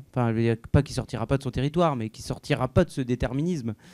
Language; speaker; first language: French; native; French